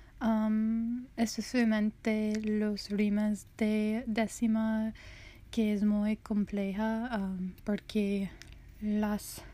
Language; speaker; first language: Spanish; non-native, learner; English